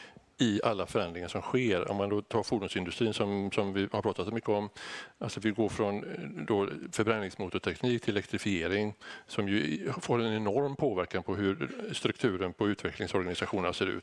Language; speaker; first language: Swedish; native; Swedish